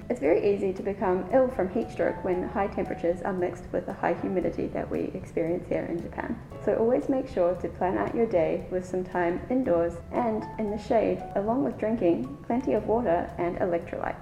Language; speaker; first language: English; native; English